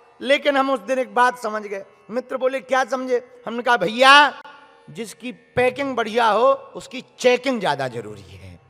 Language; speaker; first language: Hindi; native; Hindi